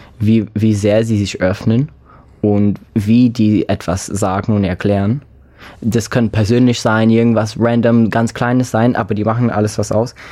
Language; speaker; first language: German; non-native, fluent; English